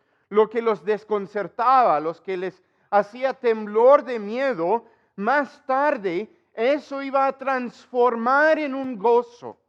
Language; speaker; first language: Spanish; non-native, fluent; English